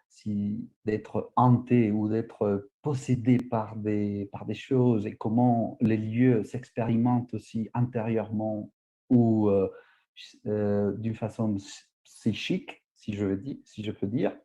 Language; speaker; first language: French; non-native, fluent; Spanish